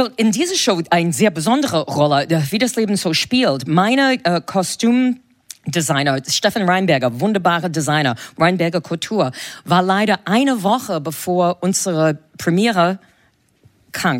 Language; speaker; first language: German; non-native, fluent; English